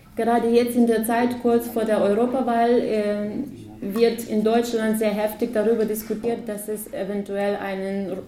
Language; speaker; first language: German; non-native, fluent; Ukrainian